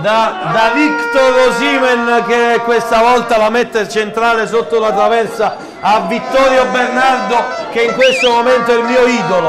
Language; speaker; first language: Italian; native; Italian